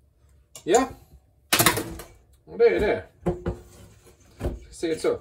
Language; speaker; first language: Swedish; non-native, fluent; English